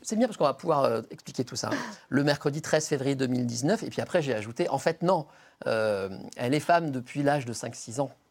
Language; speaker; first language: French; native; French